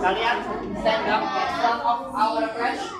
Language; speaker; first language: English; non-native, learner; Indonesian